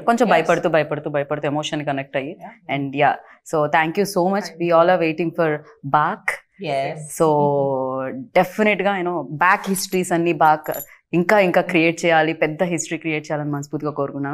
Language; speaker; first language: Telugu; native; Telugu